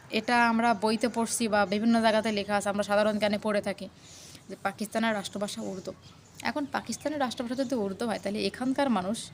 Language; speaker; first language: Bangla; native; Bangla